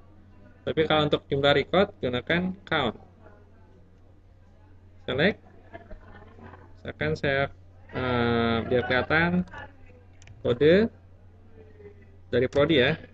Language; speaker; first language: Indonesian; native; Indonesian